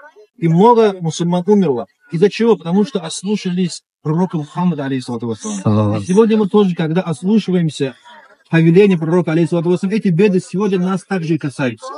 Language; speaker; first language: Russian; non-native, local second language; Tajik